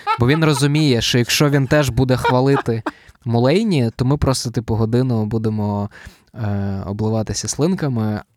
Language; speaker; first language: Ukrainian; native; Ukrainian